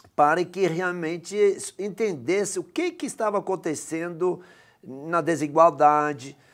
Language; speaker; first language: Portuguese; non-native, fluent; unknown